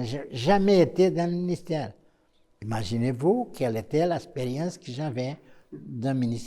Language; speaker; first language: French; non-native, fluent; Portuguese